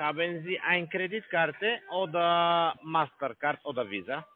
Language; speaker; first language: German; non-native, learner; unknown